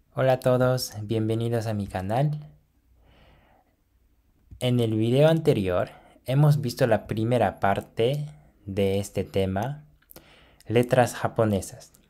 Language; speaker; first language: Spanish; non-native, fluent; Japanese